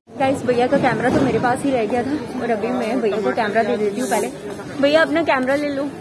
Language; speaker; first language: Hindi; native; Hindi